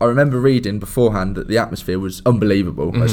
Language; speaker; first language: English; native; English